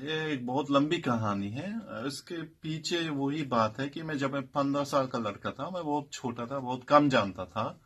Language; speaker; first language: Urdu; non-native, fluent; German